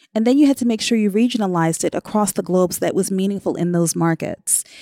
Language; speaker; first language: English; native; English